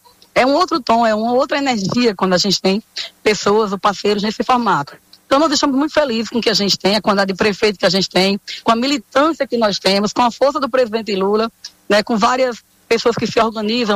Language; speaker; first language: Portuguese; native; Portuguese